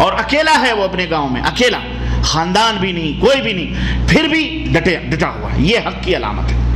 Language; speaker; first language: Urdu; native; Urdu